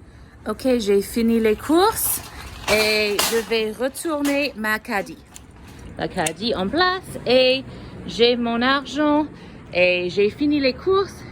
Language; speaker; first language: French; non-native, fluent; English